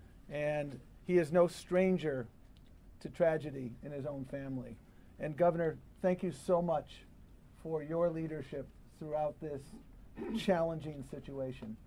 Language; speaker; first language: English; early bilingual, other home language; Spanish